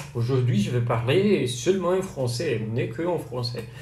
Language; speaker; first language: French; non-native, learner; Portuguese